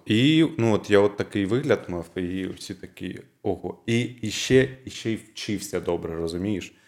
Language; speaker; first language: Ukrainian; non-native, local second language; Russian